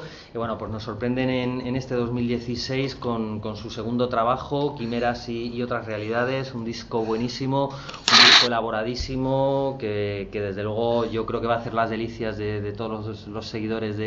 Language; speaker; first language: Spanish; native; Spanish